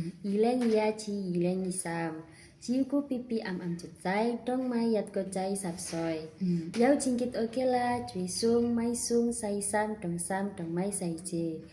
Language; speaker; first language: Cantonese; non-native, learner; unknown